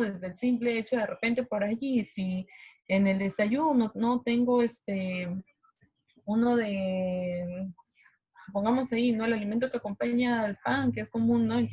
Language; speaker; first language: Spanish; native; Spanish